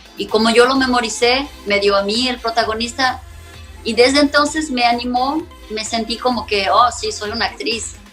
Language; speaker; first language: Spanish; non-native, fluent; Portuguese